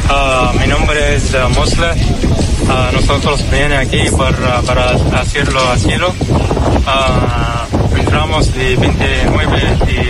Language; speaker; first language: Spanish; non-native, learner; Arabic